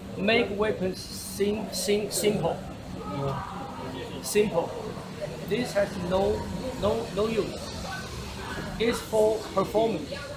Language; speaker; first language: English; non-native, learner; Chinese